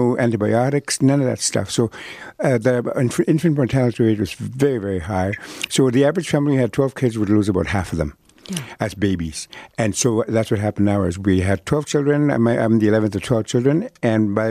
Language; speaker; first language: English; non-native, fluent; Cree